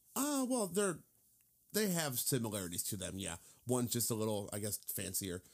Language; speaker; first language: English; native; English